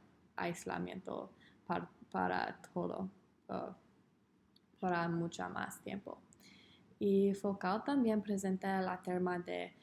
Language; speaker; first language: Spanish; non-native, learner; English